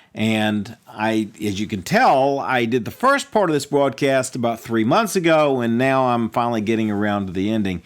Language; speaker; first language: English; native; English